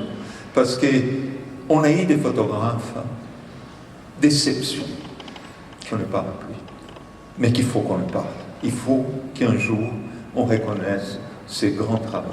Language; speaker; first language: French; non-native, fluent; Portuguese